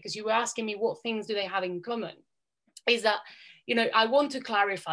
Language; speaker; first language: English; non-native, fluent; Catalan